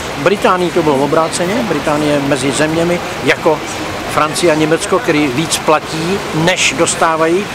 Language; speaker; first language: Czech; native; Czech